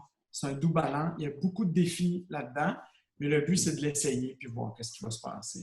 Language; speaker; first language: French; native; French